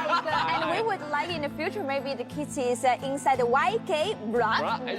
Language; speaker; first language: English; non-native, learner; Chinese